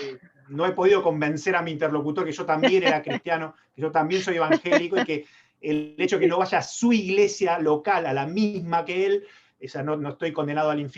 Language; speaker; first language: Spanish; native; Spanish